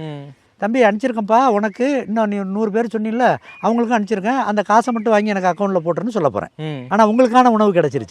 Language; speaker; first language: Tamil; native; Tamil